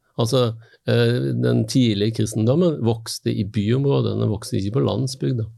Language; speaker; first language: Norwegian; native; Norwegian